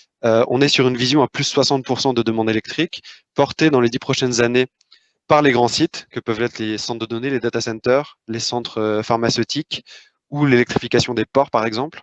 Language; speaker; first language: French; native; French